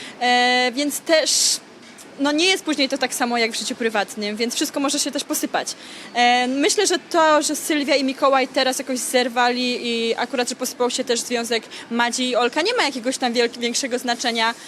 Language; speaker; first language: Polish; native; Polish